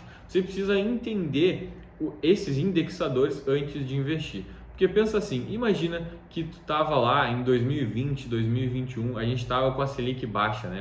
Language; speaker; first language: Portuguese; native; Portuguese